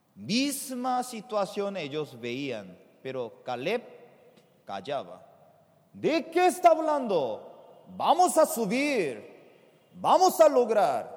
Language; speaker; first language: Spanish; non-native, fluent; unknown